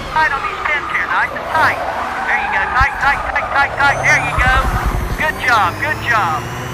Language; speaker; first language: English; native; English